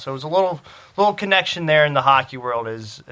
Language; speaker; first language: English; native; English